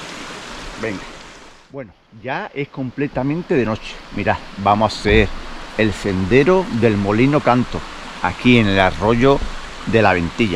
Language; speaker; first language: Spanish; native; Spanish